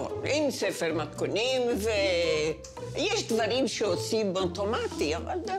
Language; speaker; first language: Hebrew; non-native, fluent; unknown